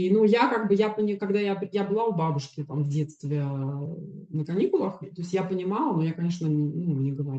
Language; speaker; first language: Russian; native; Russian